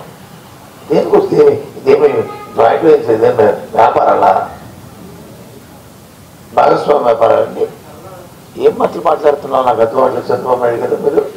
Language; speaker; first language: Telugu; native; Telugu